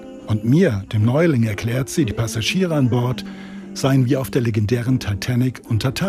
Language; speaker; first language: German; native; German